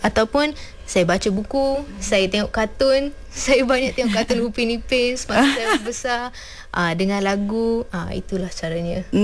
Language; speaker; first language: Malay; early bilingual, other home language; Urdu